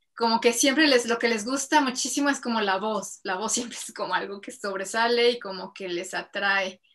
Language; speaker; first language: Spanish; native; Spanish